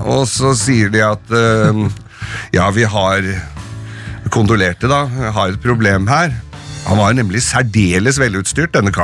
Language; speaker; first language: Norwegian; native; Norwegian